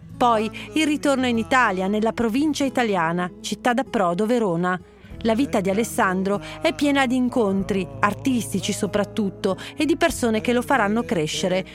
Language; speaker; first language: Italian; native; Italian